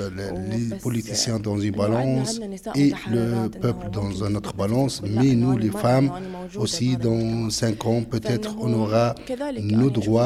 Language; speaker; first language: French; non-native, learner; Arabic